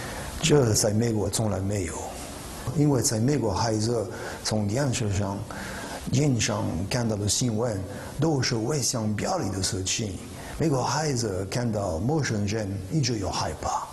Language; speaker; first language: Chinese; non-native, fluent; French